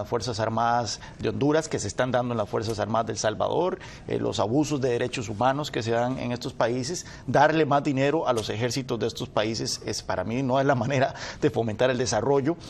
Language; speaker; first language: Spanish; native; Spanish